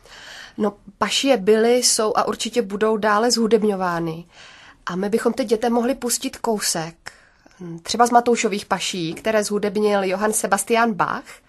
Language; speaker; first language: Czech; native; Czech